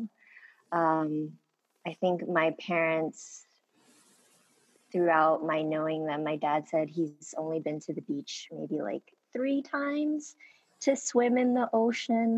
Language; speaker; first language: English; early bilingual, other home language; Korean